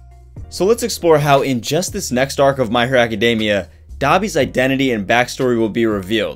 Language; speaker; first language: English; native; English